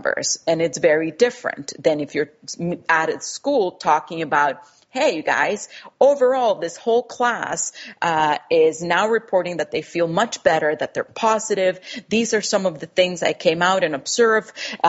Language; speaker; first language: English; non-native, fluent; Spanish